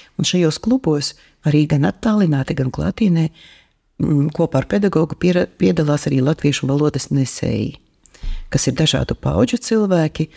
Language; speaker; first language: Latvian; native; Latvian